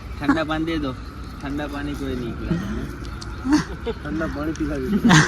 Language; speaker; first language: Hindi; non-native, local second language; Gujarati